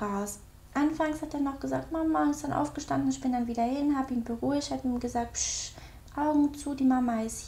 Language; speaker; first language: German; native; German